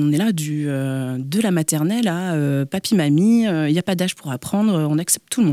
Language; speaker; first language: French; native; French